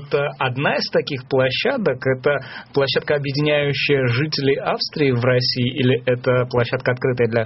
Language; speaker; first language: Russian; native; Russian